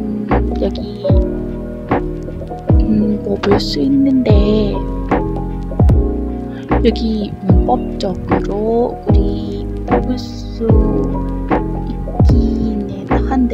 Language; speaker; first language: Korean; non-native, learner; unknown